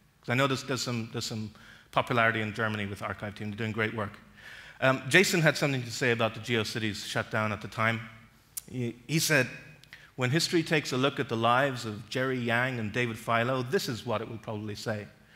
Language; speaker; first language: English; native; English